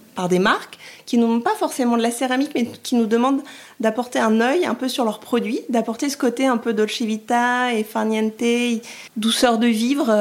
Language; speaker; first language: French; native; French